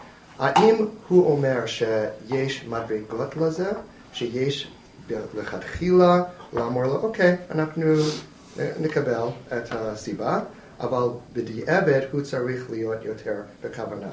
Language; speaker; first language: Hebrew; non-native, fluent; English